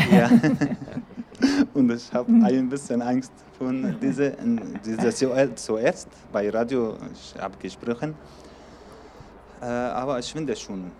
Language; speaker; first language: German; non-native, learner; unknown